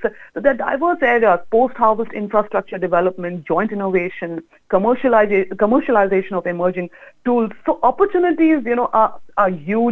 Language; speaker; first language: English; non-native, local second language; Hindi